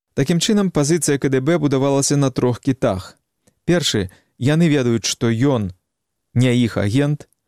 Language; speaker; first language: Belarusian; native; Belarusian